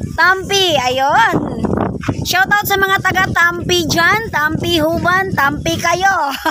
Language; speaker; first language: Filipino; non-native, local second language; Bikol